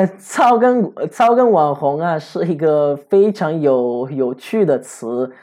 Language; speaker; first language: Chinese; non-native, fluent; Italian